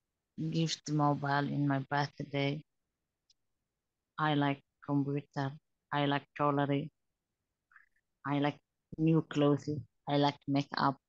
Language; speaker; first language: English; non-native, learner; Somali